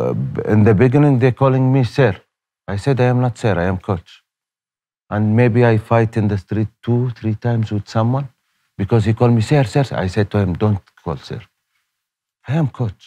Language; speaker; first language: English; non-native, learner; Arabic